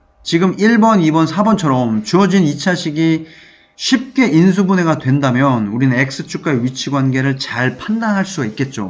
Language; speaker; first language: Korean; native; Korean